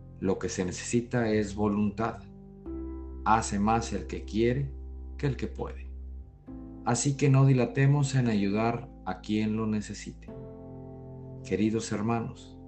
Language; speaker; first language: Spanish; native; Spanish